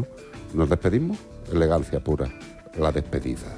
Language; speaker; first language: Spanish; native; Spanish